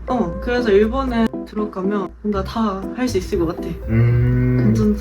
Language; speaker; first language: Korean; non-native, fluent; Japanese